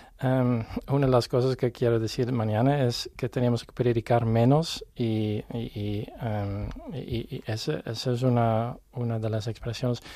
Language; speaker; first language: Spanish; non-native, fluent; Dutch